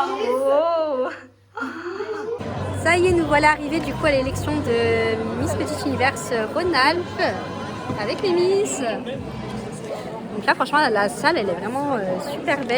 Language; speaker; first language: French; native; French